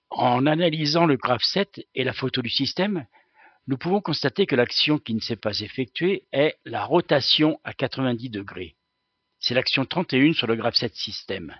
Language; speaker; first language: French; native; French